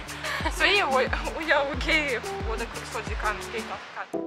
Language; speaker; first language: Chinese; non-native, learner; Russian